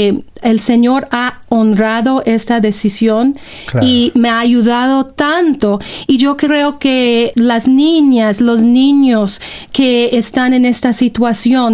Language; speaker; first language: Spanish; non-native, fluent; English